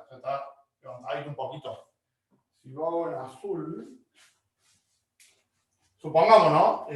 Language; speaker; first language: Spanish; native; Spanish